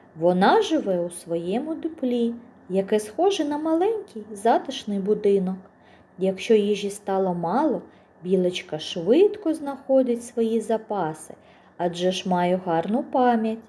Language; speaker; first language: Ukrainian; native; Ukrainian